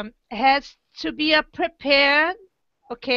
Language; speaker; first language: English; non-native, learner; Portuguese